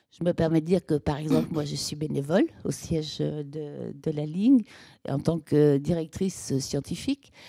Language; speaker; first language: French; native; French